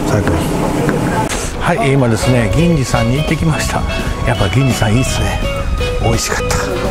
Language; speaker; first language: Japanese; native; Japanese